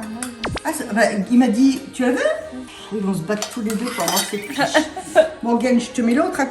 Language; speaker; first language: French; native; French